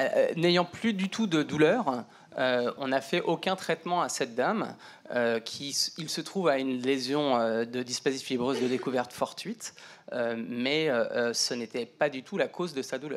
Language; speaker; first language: French; native; French